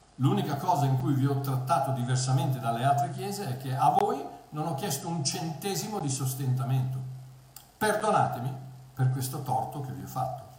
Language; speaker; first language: Italian; early bilingual, heritage; Italian